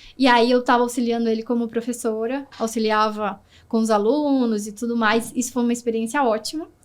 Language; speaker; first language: Portuguese; native; Portuguese